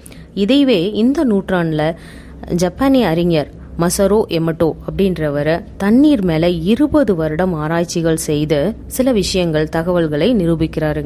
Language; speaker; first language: Tamil; native; Tamil